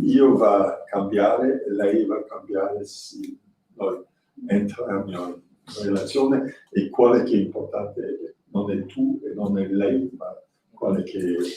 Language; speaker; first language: Italian; non-native, learner; French